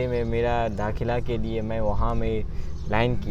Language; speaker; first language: Hindi; non-native, learner; Burmese